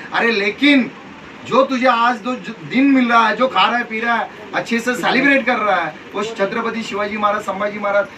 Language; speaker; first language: Hindi; non-native, local second language; Marathi